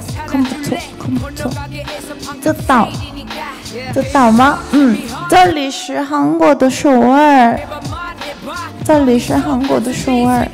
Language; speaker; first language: Chinese; non-native, learner; Korean